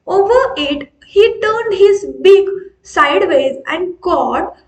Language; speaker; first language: English; non-native, local second language; Marathi